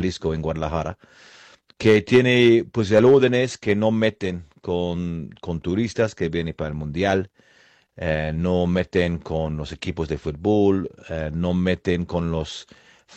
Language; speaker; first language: Spanish; non-native, fluent; English